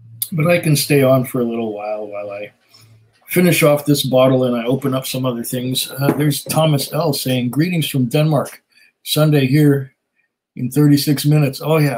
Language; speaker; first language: English; native; English